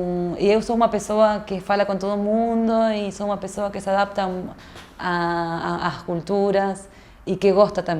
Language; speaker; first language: Portuguese; non-native, fluent; Spanish